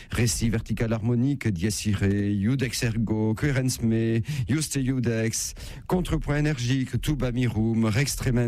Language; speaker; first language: French; native; French